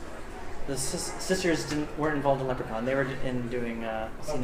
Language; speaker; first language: English; native; English